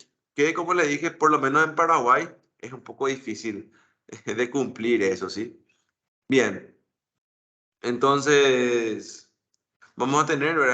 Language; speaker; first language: Spanish; native; Spanish